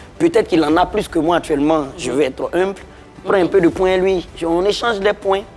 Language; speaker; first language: French; non-native, local second language; Baoulé